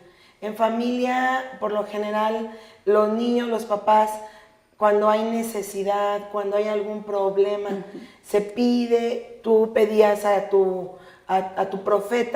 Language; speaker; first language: Spanish; native; Spanish